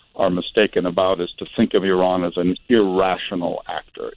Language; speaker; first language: English; non-native, fluent; Arabic